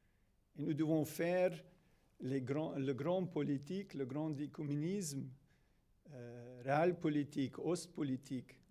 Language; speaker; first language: French; non-native, fluent; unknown